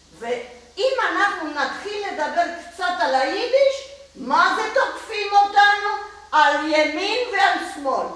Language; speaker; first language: Hebrew; non-native, fluent; Spanish